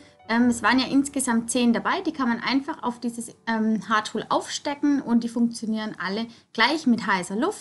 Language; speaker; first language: German; native; German